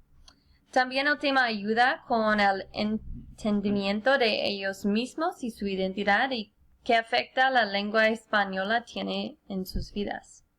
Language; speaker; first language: Spanish; non-native, fluent; English